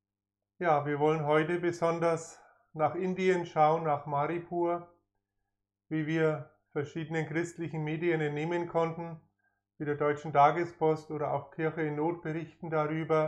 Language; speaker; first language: German; native; German